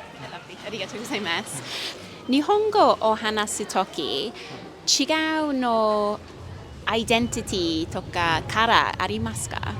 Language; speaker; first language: Japanese; non-native, learner; English